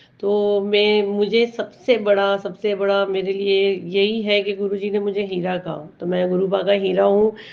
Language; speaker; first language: Hindi; native; Hindi